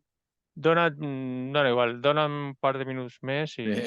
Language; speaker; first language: Catalan; non-native, local second language; Spanish